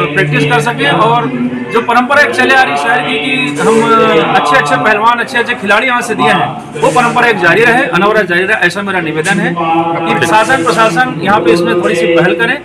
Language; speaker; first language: Hindi; native; Hindi